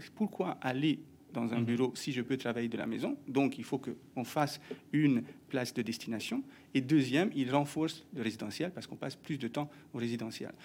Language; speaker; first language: French; non-native, fluent; Hungarian